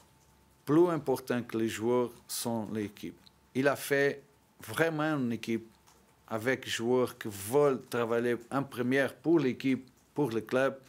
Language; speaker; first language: French; non-native, learner; Portuguese